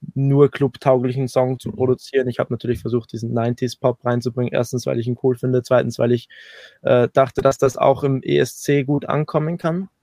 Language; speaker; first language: German; native; German